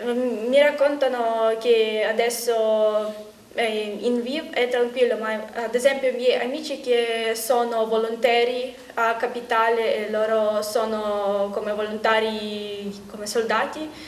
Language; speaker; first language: Italian; non-native, learner; Ukrainian